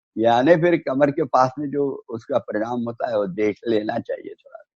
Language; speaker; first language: Hindi; non-native, local second language; Marathi